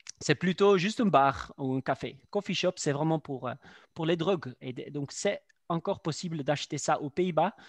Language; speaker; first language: French; non-native, fluent; Dutch